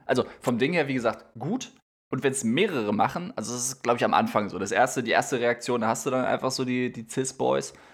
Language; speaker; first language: German; native; German